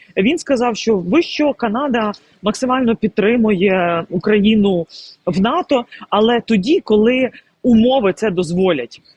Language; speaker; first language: Ukrainian; native; Ukrainian